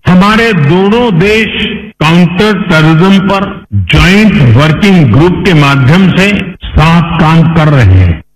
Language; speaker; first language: Hindi; non-native, local second language; Gujarati